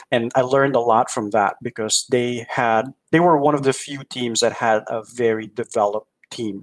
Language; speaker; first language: English; non-native, local second language; Filipino